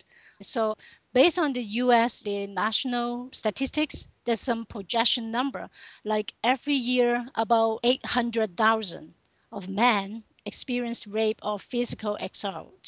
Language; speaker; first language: English; non-native, local second language; Cantonese